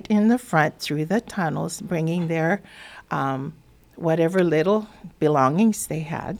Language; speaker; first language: English; native; English